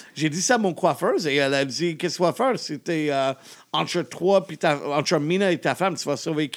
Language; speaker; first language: French; non-native, learner; English